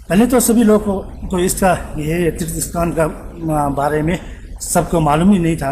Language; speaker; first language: Hindi; non-native, local second language; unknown